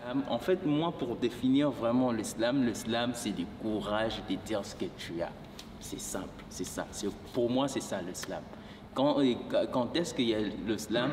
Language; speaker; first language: French; non-native, local second language; Lingala